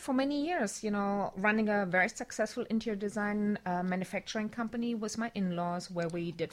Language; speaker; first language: English; non-native, fluent; German